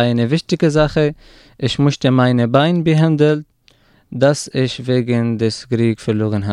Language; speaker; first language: German; non-native, learner; Arabic